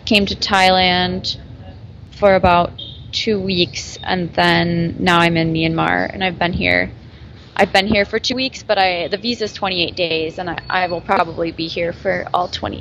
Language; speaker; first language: English; native; English